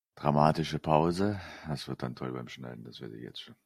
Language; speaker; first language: German; native; German